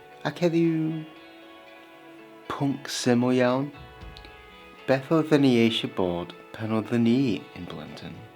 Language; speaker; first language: Welsh; non-native, fluent; English